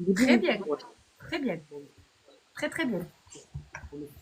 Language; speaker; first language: French; native; French